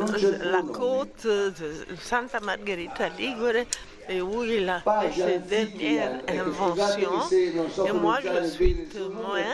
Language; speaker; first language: French; non-native, fluent; Italian